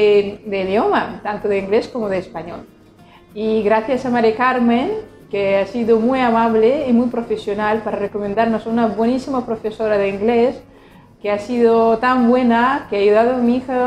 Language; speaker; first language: Spanish; non-native, fluent; Russian